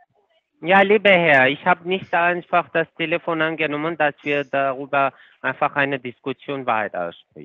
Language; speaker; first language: German; non-native, fluent; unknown